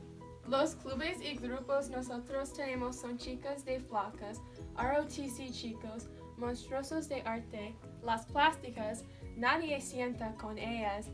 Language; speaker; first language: Spanish; non-native, learner; English